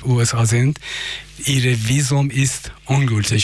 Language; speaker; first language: German; non-native, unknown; Persian